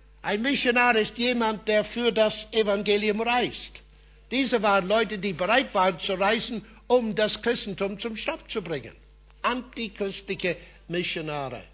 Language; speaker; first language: German; non-native, fluent; English